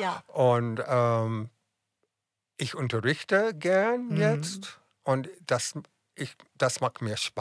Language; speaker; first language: German; non-native, fluent; English